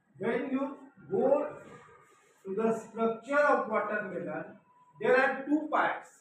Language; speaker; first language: English; non-native, local second language; Marathi